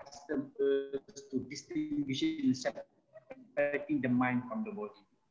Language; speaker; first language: English; non-native, local second language; Malay